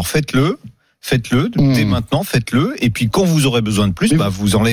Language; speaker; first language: French; native; French